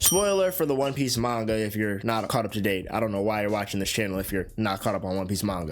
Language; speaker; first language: English; native; English